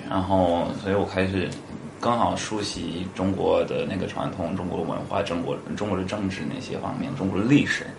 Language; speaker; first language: Chinese; non-native, fluent; English